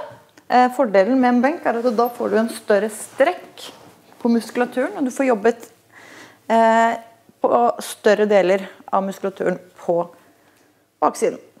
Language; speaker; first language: Norwegian; native; Norwegian